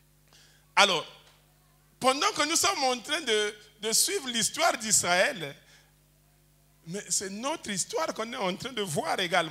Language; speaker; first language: French; native; French